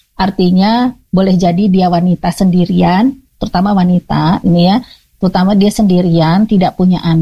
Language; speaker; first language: Indonesian; native; Indonesian